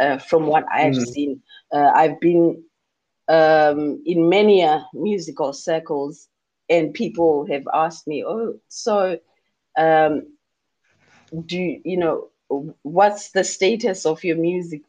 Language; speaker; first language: English; non-native, local second language; Shona